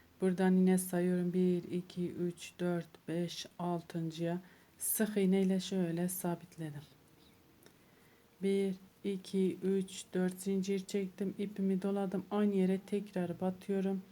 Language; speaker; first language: Turkish; native; Turkish